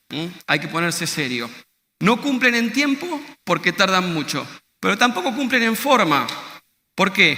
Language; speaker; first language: Spanish; native; Spanish